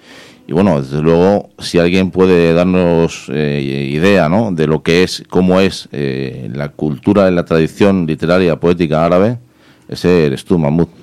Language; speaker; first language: Spanish; native; Spanish